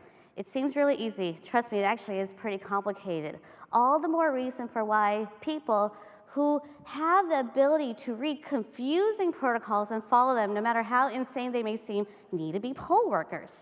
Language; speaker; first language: English; native; English